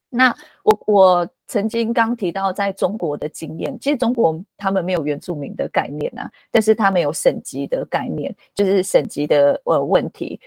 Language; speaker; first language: Chinese; non-native, local second language; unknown